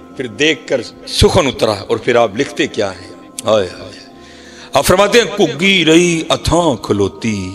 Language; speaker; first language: Urdu; non-native, local second language; Punjabi